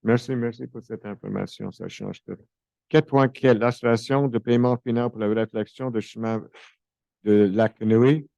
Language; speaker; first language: French; non-native, local second language; English